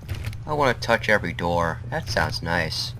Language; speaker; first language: English; native; English